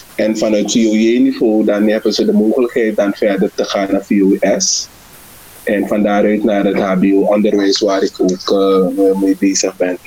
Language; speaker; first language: Dutch; native; Dutch